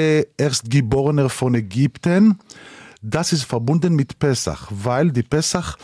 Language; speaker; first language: German; non-native, learner; Hebrew